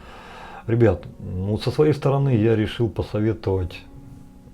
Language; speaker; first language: Russian; native; Russian